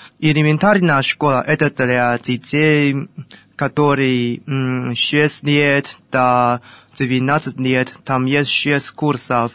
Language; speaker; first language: Russian; non-native, learner; Chinese